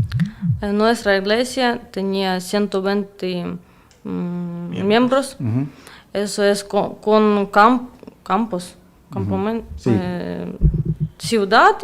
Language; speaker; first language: Spanish; non-native, learner; Russian